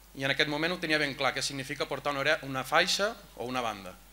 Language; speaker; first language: Catalan; native; Catalan